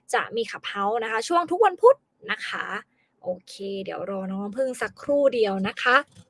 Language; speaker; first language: Thai; native; Thai